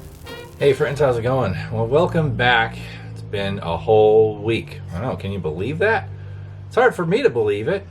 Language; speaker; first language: English; native; English